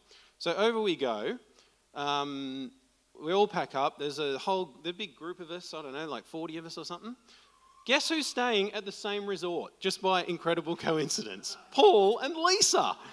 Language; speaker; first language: English; native; English